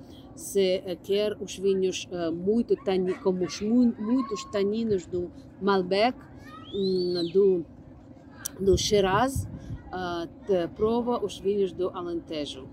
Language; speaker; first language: Portuguese; non-native, learner; English